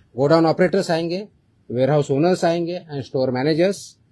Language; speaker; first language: Hindi; non-native, local second language; Marathi